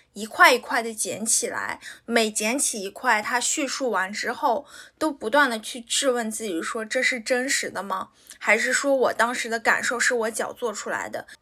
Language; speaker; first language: Chinese; native; Chinese